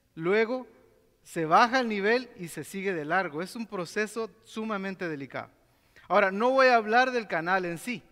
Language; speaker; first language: Spanish; native; Spanish